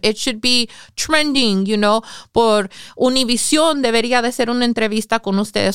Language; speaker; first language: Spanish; early bilingual, heritage; English